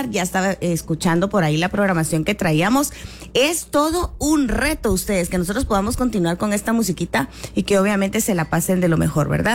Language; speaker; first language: Spanish; native; Spanish